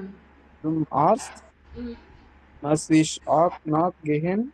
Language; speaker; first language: German; non-native, learner; Tamil